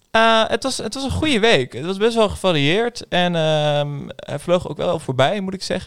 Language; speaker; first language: Dutch; native; Dutch